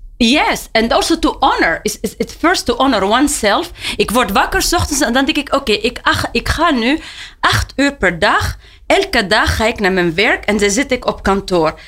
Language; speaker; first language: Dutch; non-native, fluent; Arabic